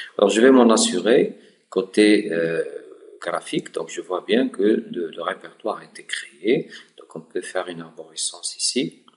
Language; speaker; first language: French; non-native, local second language; Arabic